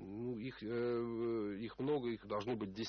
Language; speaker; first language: Russian; native; Russian